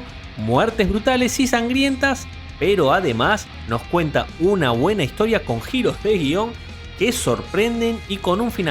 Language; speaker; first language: Spanish; native; Spanish